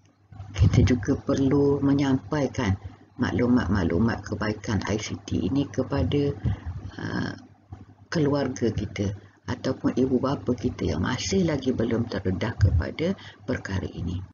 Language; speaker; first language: Malay; native; Malay